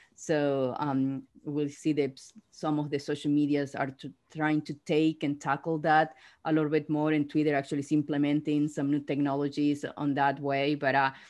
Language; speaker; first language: English; non-native, fluent; Spanish